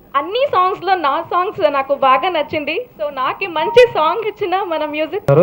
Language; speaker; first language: Telugu; non-native, learner; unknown